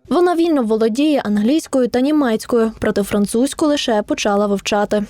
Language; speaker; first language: Ukrainian; native; Ukrainian